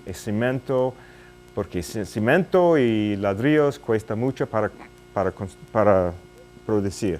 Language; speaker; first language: Spanish; non-native, learner; English